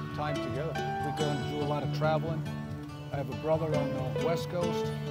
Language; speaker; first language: English; native; English